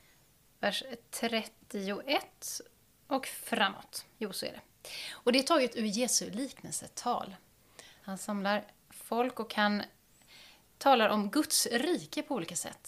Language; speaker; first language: Swedish; native; Swedish